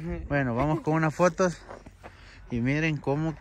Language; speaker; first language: Spanish; native; Spanish